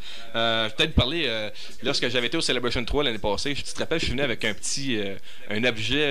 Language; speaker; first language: French; native; French